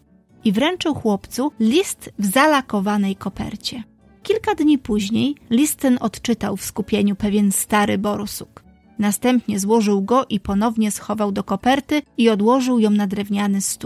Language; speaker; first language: Polish; native; Polish